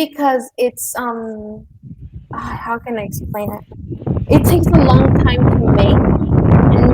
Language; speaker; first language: English; non-native, fluent; Spanish